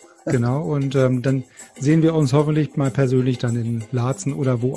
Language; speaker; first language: German; native; German